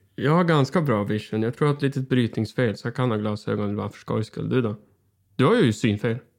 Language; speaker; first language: Swedish; native; Swedish